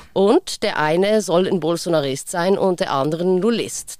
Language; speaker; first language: German; native; German